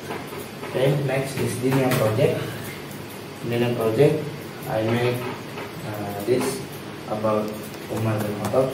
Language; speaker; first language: English; non-native, learner; Indonesian